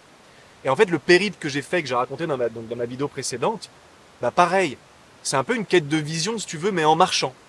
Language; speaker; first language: French; native; French